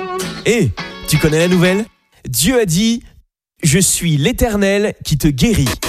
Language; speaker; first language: French; native; French